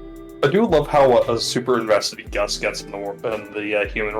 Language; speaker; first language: English; native; English